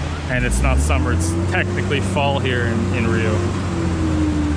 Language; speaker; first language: English; native; English